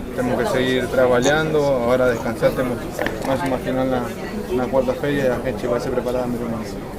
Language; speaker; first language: Portuguese; non-native, fluent; Spanish